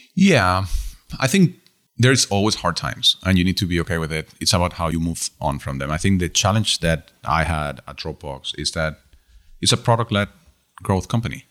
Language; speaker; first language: English; non-native, fluent; Spanish